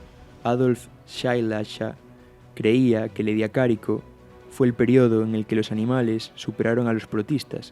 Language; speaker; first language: Spanish; native; Spanish